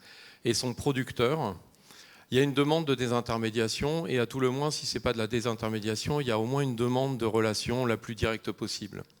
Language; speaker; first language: French; native; French